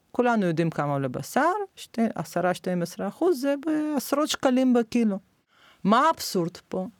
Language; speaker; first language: Hebrew; non-native, fluent; Russian